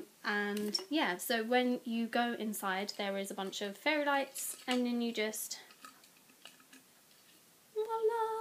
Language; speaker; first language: English; native; English